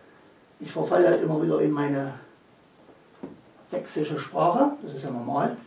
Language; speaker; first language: German; native; German